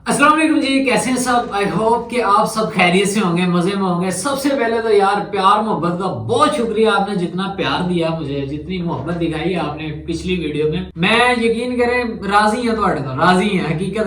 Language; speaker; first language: Hindi; non-native, local second language; Punjabi